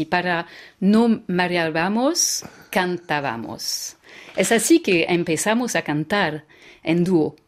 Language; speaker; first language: Spanish; non-native, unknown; French